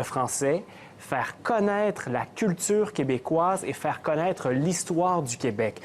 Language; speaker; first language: French; native; French